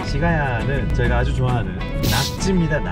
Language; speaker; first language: Korean; native; Korean